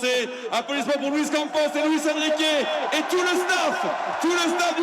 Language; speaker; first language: French; native; French